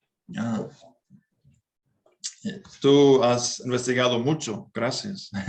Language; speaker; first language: Spanish; non-native, learner; English